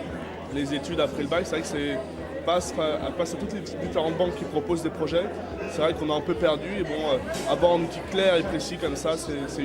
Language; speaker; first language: French; native; French